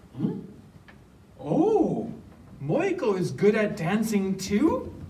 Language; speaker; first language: English; native; English